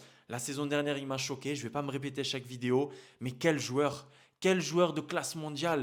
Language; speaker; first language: French; native; French